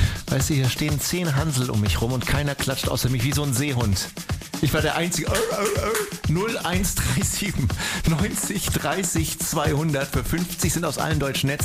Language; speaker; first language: German; native; German